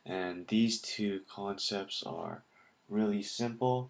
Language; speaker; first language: English; native; English